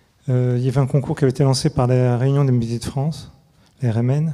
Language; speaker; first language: French; native; French